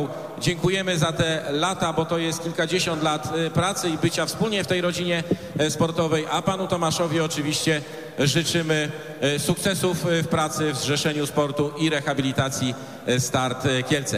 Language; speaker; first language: Polish; native; Polish